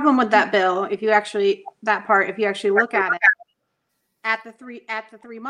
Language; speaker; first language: English; native; English